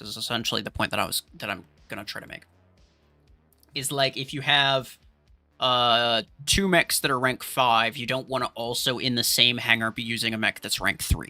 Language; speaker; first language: English; native; English